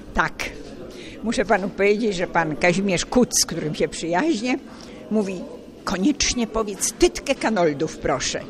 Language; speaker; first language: Polish; native; Polish